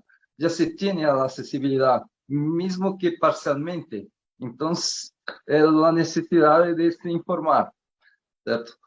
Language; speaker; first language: Spanish; non-native, learner; Portuguese